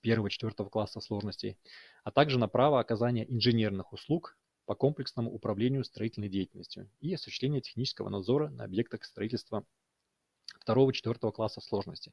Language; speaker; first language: Russian; native; Russian